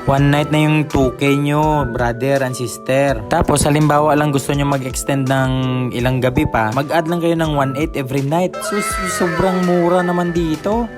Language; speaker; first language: Filipino; non-native, local second language; Cebuano